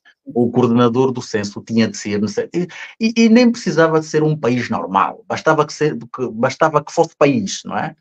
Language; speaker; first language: Portuguese; native; Portuguese